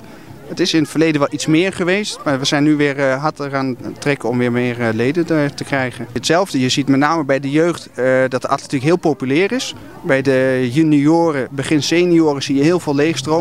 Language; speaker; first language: Dutch; native; Dutch